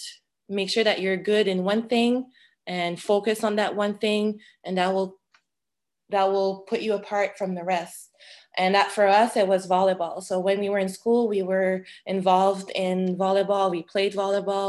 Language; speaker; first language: English; non-native, fluent; French